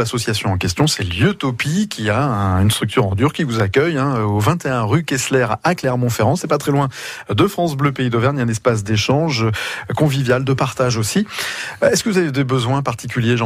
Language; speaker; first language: French; native; French